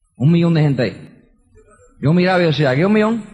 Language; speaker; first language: Spanish; early bilingual, heritage; Spanish